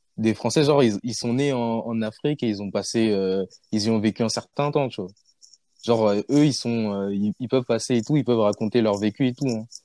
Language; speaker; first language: French; early bilingual, other home language; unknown